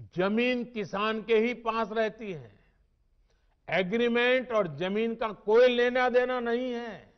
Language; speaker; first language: Hindi; non-native, local second language; Gujarati